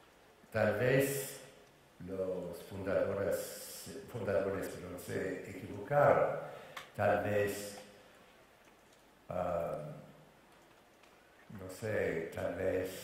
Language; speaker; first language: Spanish; non-native, fluent; English